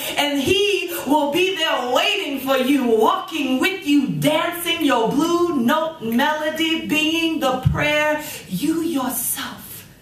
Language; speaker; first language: English; native; English